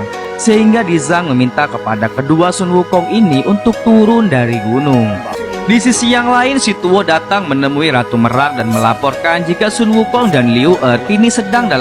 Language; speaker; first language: Indonesian; native; Indonesian